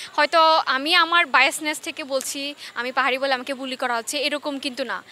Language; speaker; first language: Bangla; non-native, local second language; Chakma